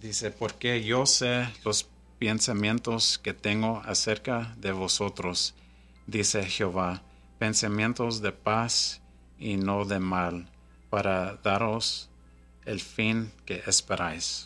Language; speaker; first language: Spanish; early bilingual, heritage; Spanish